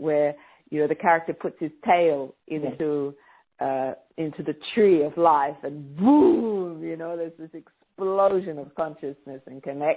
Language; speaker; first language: English; native; English